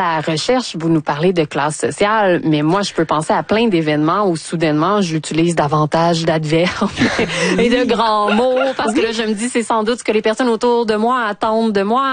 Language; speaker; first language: French; native; French